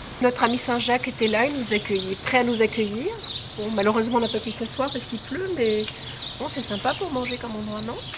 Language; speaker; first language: French; native; French